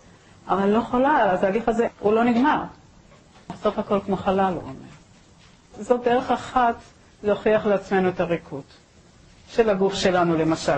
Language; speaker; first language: Hebrew; native; Hebrew